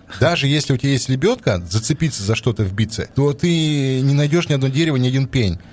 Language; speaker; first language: Russian; native; Russian